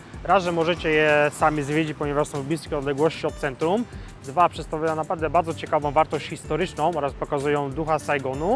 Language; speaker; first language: Polish; native; Polish